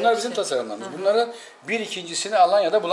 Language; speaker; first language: Turkish; native; Turkish